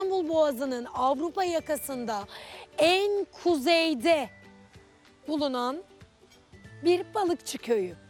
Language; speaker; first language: Turkish; native; Turkish